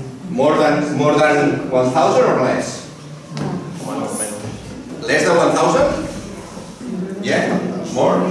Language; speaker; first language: English; non-native, fluent; Catalan